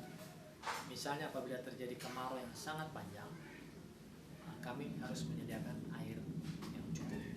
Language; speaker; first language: Malay; native; Malay